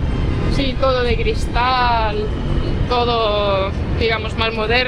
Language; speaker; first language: Spanish; non-native, fluent; Estonian